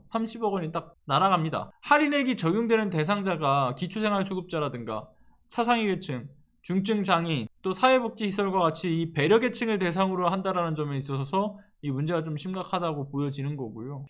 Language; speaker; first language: Korean; native; Korean